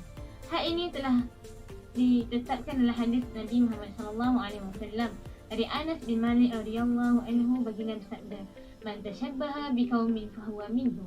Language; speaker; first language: Malay; native; Malay